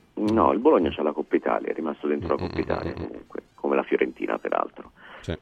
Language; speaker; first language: Italian; native; Italian